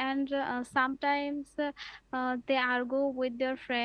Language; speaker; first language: English; non-native, learner; Bangla